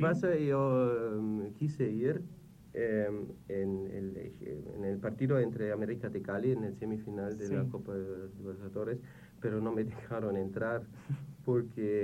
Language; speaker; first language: Spanish; non-native, fluent; German